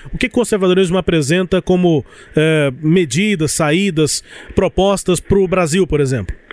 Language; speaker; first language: Portuguese; native; Portuguese